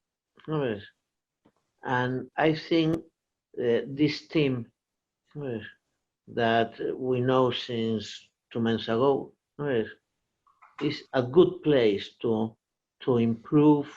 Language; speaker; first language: English; non-native, learner; Portuguese